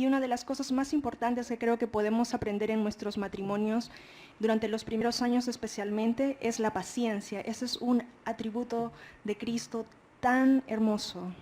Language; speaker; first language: Spanish; native; Spanish